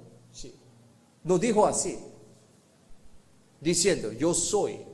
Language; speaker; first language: Spanish; non-native, fluent; Korean